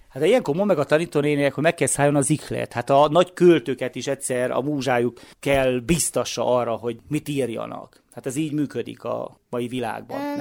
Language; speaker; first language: Hungarian; native; Hungarian